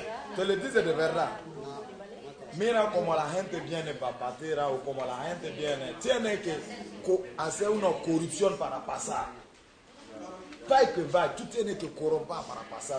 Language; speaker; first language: Spanish; non-native, learner; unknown